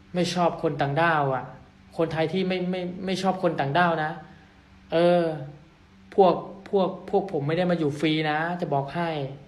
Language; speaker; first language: Thai; non-native, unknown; Khmer